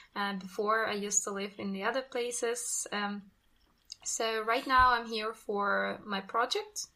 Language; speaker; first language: English; non-native, fluent; Russian